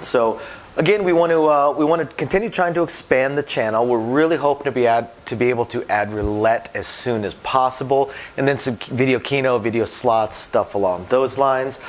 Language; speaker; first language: English; native; English